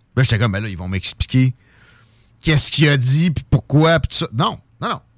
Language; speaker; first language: French; native; French